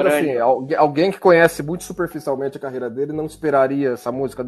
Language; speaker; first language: Portuguese; native; Portuguese